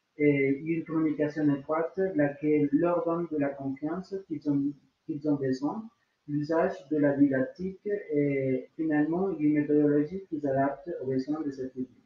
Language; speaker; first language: French; non-native, learner; Spanish